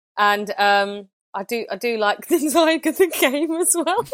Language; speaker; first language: English; native; English